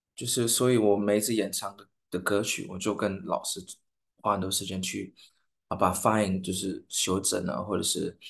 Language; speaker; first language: Chinese; non-native, fluent; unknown